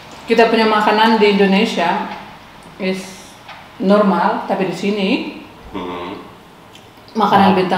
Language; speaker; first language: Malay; non-native, local second language; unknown